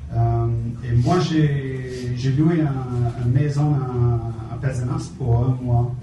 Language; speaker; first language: French; non-native, fluent; English